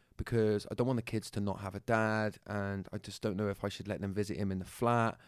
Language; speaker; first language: English; native; English